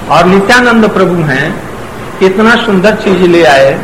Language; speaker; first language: Hindi; non-native, local second language; Bangla